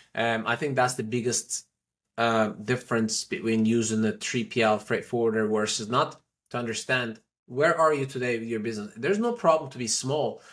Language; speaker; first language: English; non-native, fluent; Turkish